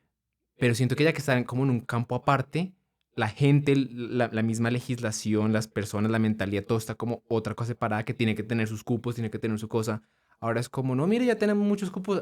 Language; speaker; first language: Spanish; native; Spanish